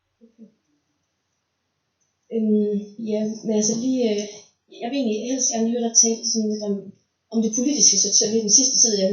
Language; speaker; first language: Danish; native; Danish